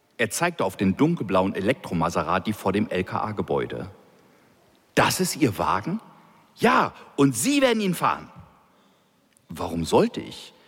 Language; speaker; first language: German; native; German